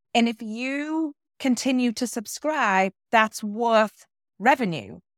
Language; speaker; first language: English; native; English